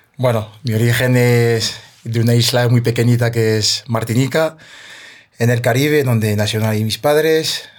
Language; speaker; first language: Spanish; non-native, fluent; French